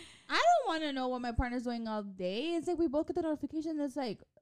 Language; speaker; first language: English; early bilingual, other home language; Spanish